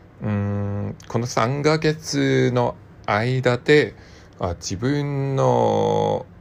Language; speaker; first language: Japanese; non-native, learner; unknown